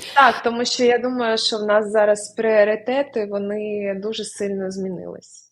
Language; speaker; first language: Ukrainian; non-native, local second language; Russian